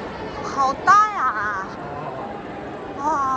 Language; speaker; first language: Chinese; non-native, learner; Korean